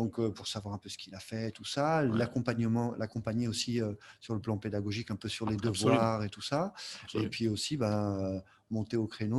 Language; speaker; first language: French; native; French